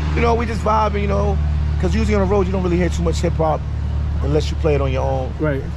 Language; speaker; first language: English; native; English